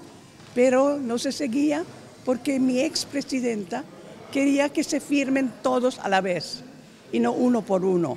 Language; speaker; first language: Spanish; non-native, fluent; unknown